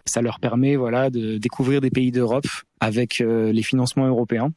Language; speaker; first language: French; native; French